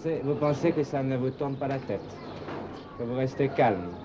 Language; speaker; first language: French; native; French